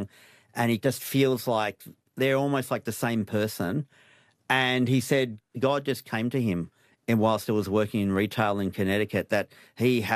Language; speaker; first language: English; native; English